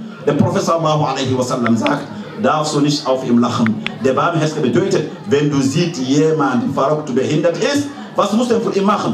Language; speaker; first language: German; non-native, learner; Fula